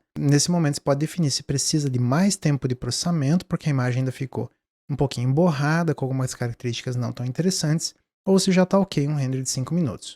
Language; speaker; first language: Portuguese; native; Portuguese